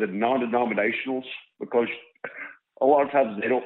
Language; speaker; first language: English; native; English